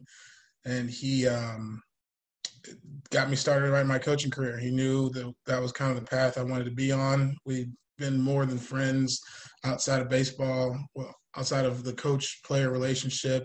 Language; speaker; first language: English; native; English